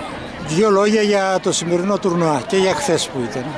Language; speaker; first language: Greek; native; Greek